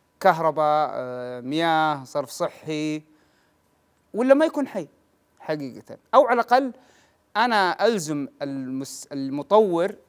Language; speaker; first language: Arabic; native; Arabic